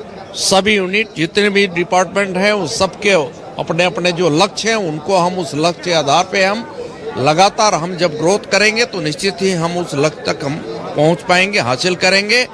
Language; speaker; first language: Hindi; native; Hindi